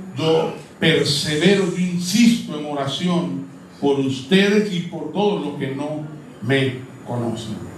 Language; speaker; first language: Spanish; native; Spanish